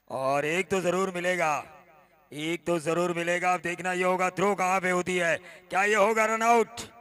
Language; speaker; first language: Hindi; non-native, local second language; Marathi